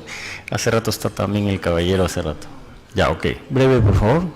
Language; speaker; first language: Spanish; native; Spanish